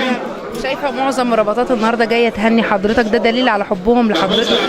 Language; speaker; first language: Arabic; native; Arabic